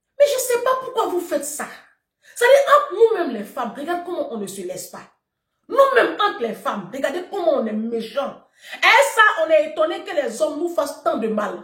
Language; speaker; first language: French; native; French